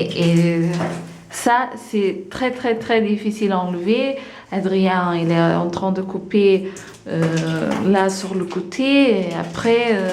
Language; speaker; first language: French; non-native, fluent; Portuguese